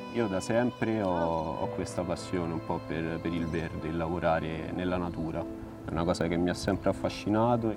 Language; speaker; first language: Italian; native; Italian